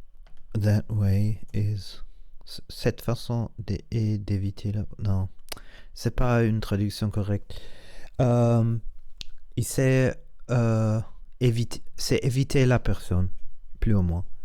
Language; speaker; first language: French; non-native, learner; Spanish